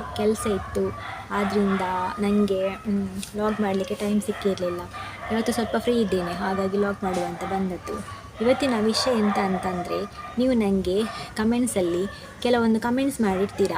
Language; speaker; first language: Kannada; non-native, local second language; Tulu